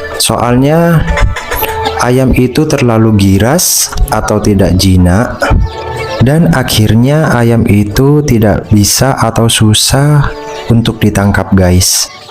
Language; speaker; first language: Indonesian; non-native, local second language; Madurese